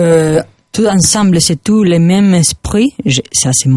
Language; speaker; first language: French; non-native, learner; Spanish